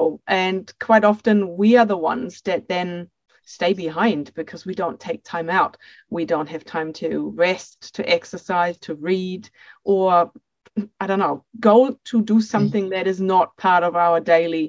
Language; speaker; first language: English; non-native, fluent; German